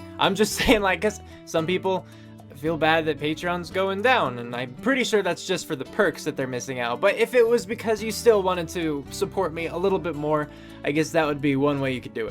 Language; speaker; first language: English; native; English